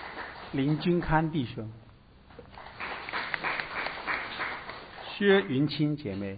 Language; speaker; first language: Chinese; native; Chinese